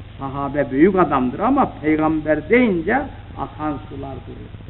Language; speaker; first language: Turkish; native; Turkish